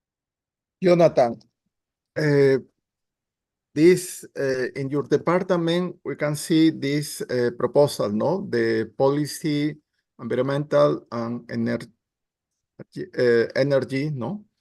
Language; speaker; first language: English; non-native, learner; Spanish